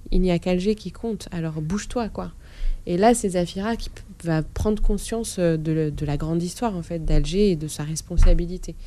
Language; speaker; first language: French; non-native, local second language; Arabic